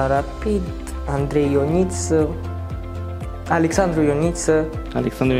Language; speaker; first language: Romanian; non-native, learner; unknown